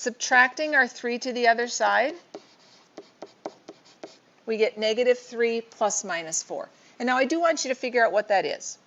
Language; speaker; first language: English; native; English